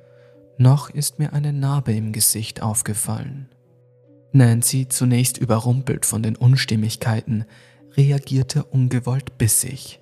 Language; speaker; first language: German; native; German